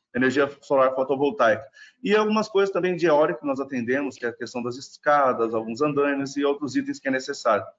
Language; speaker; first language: Portuguese; non-native, fluent; German